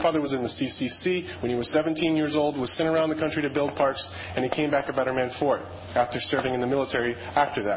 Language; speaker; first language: English; native; English